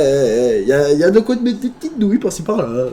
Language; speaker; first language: French; native; French